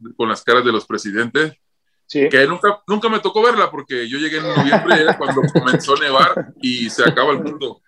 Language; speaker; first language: Spanish; native; Spanish